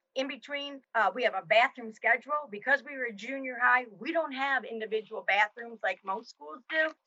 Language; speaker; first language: English; native; English